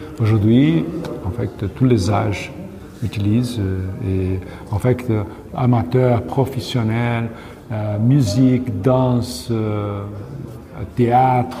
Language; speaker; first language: French; non-native, learner; Portuguese